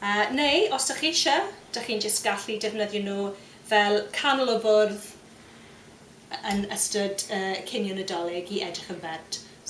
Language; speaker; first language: Welsh; non-native, fluent; English